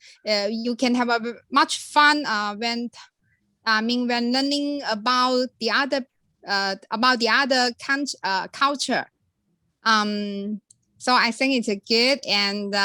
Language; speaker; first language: English; non-native, learner; Chinese